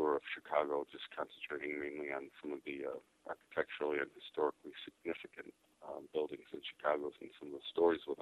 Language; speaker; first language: English; native; English